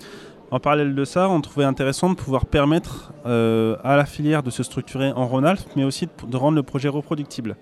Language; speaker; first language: French; native; French